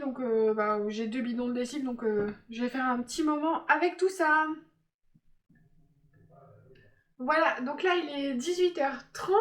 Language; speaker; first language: French; native; French